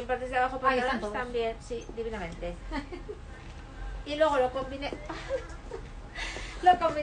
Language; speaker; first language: Spanish; native; Spanish